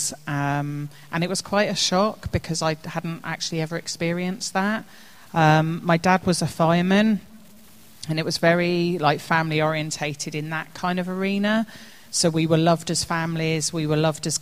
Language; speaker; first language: English; native; English